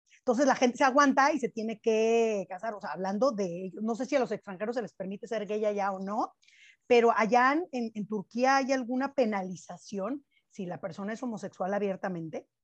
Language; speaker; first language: Spanish; native; Spanish